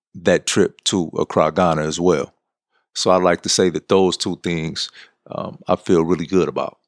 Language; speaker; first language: English; native; English